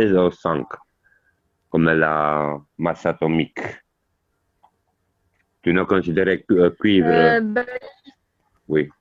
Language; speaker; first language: French; non-native, learner; Italian